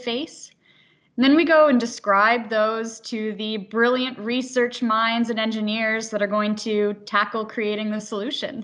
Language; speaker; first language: English; native; English